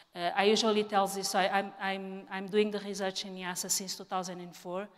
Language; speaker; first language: English; non-native, fluent; Portuguese